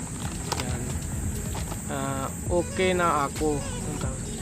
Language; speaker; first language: Filipino; non-native, learner; Punjabi